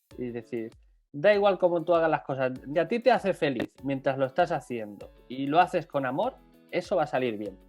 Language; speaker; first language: Spanish; native; Spanish